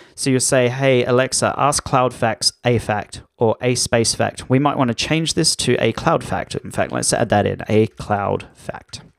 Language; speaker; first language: English; native; English